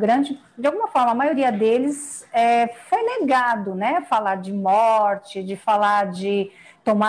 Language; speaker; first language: Portuguese; native; Portuguese